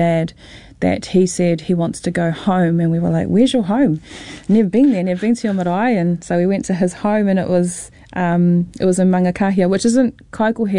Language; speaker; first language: English; non-native, local second language; Māori